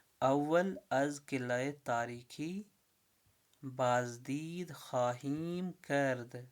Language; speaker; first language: Persian; non-native, fluent; Urdu